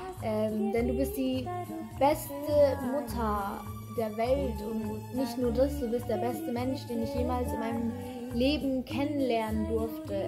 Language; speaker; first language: German; early bilingual, other home language; Sinhala